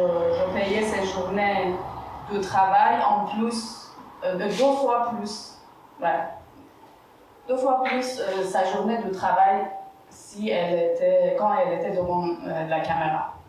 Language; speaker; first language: French; non-native, fluent; Persian